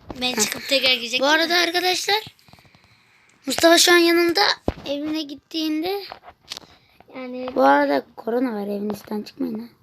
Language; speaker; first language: Turkish; native; Turkish